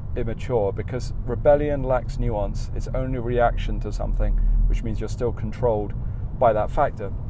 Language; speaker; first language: English; native; English